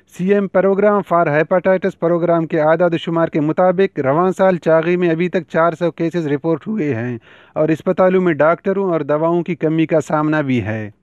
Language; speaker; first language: Urdu; non-native, local second language; Baluchi